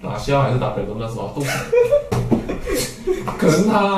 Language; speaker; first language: Chinese; native; Chinese